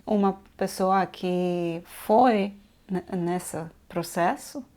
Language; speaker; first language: Portuguese; non-native, learner; Polish